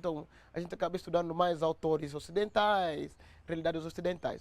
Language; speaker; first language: Portuguese; non-native, local second language; Upper Guinea Crioulo